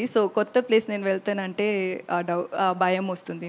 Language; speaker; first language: Telugu; non-native, learner; Tamil